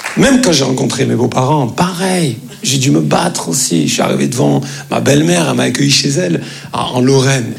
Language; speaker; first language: French; native; French